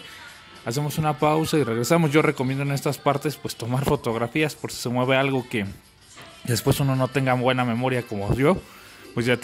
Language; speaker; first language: Spanish; native; Spanish